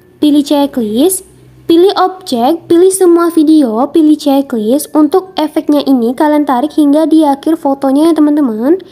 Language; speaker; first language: Indonesian; non-native, local second language; Minangkabau